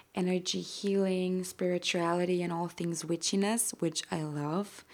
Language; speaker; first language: English; non-native, fluent; German